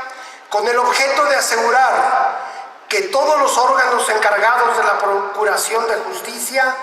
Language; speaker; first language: Spanish; native; Spanish